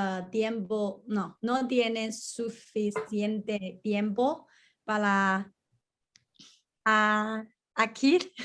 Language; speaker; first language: Spanish; non-native, learner; Chinese